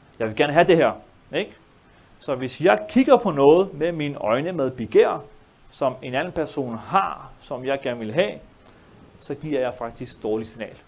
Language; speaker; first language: Danish; early bilingual, other home language; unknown